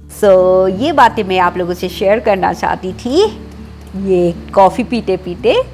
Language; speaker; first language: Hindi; non-native, local second language; Assamese